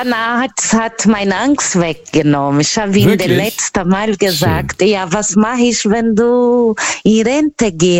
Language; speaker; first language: German; non-native, learner; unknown